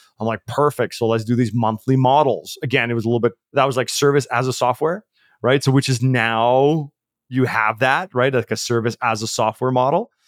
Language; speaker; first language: English; early bilingual, other home language; Czech